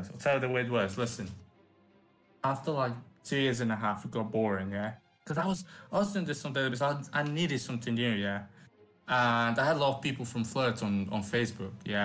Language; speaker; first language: English; non-native, fluent; Romanian